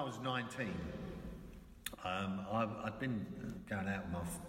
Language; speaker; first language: English; native; English